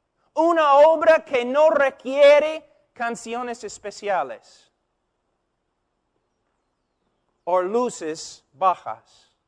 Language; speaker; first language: Spanish; non-native, fluent; English